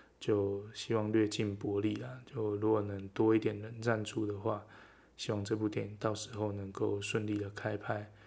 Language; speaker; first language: Chinese; native; Chinese